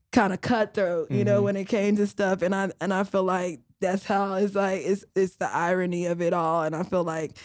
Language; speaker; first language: English; native; English